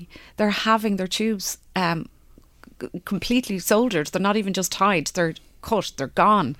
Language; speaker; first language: English; native; English